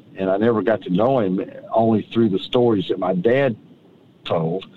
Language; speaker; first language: English; native; English